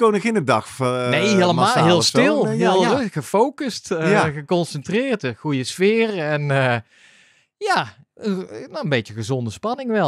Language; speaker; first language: Dutch; native; Dutch